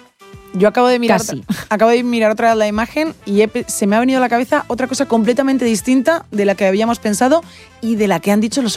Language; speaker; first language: Spanish; native; Spanish